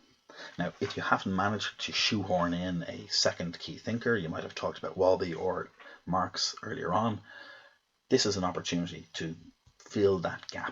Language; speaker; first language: English; native; English